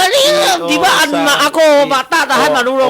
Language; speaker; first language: Filipino; non-native, learner; Chinese